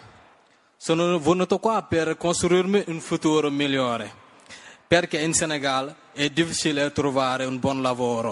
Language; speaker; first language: Italian; non-native, learner; Wolof